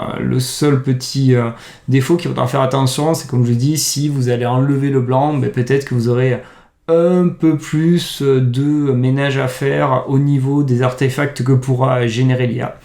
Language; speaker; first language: French; native; French